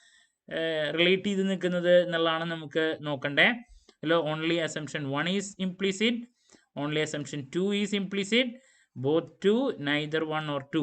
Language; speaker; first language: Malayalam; native; Malayalam